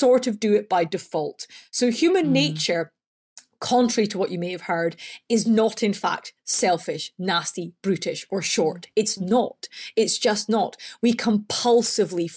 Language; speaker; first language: English; native; English